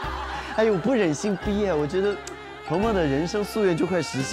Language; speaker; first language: Chinese; native; Chinese